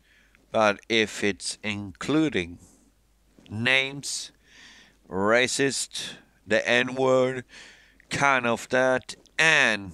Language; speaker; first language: English; non-native, fluent; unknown